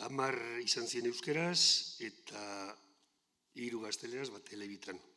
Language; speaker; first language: Basque; native; Basque